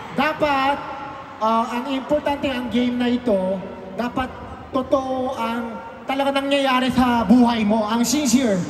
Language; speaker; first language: Filipino; non-native, learner; Korean